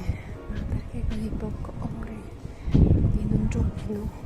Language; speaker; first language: Italian; non-native, learner; Russian